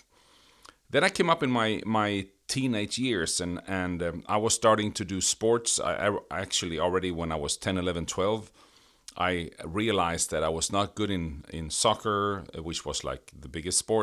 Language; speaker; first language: English; non-native, fluent; Swedish